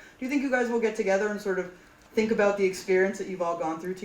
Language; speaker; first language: English; native; English